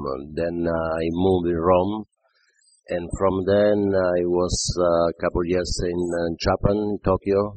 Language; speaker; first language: English; non-native, fluent; Italian